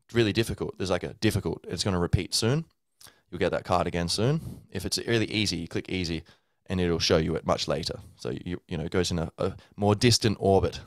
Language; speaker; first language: English; native; English